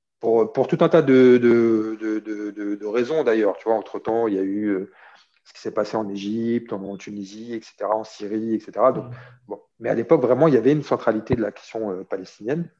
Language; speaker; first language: French; early bilingual, other home language; Arabic